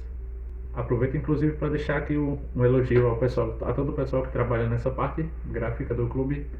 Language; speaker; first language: Portuguese; native; Portuguese